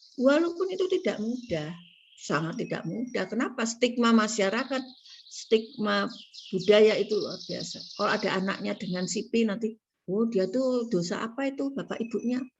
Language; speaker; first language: Indonesian; native; Indonesian